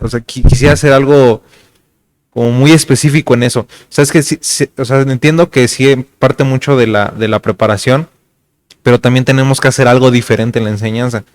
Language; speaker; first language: Spanish; native; Spanish